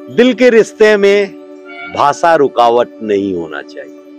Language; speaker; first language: Hindi; non-native, local second language; Odia